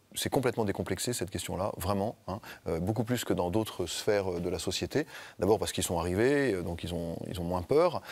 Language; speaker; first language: French; native; French